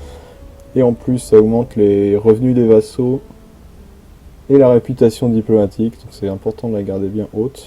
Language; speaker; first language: French; native; French